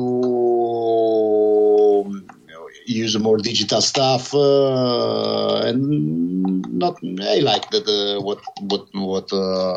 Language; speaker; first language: English; non-native, learner; Italian